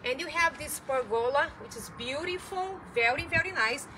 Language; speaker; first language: English; non-native, fluent; Portuguese